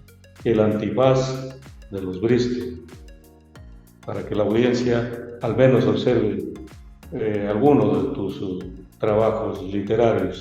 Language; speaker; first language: Spanish; native; Spanish